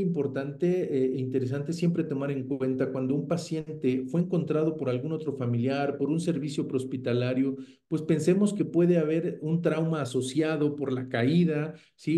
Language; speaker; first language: Spanish; native; Spanish